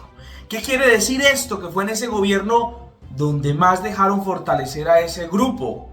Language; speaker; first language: Spanish; native; Spanish